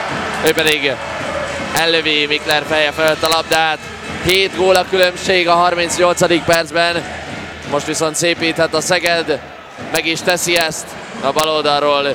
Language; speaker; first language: Hungarian; native; Hungarian